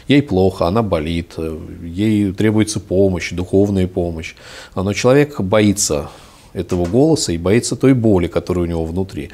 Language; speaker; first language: Russian; native; Russian